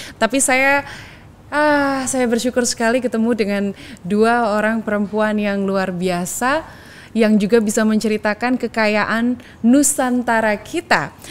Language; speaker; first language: Indonesian; native; Indonesian